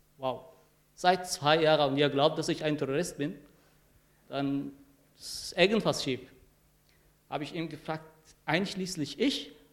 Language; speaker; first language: German; non-native, fluent; Arabic